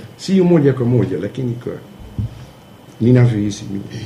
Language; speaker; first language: Swahili; non-native, fluent; German